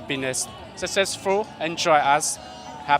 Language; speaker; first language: English; non-native, learner; Hmong